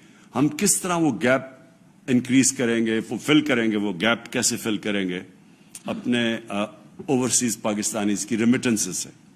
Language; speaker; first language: Urdu; native; Urdu